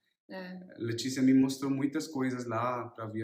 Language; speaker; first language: Portuguese; non-native, learner; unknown